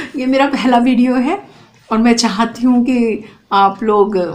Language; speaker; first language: Hindi; native; Hindi